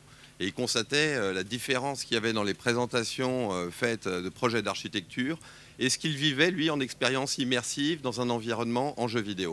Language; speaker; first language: French; native; French